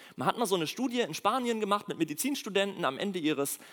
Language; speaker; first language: German; native; German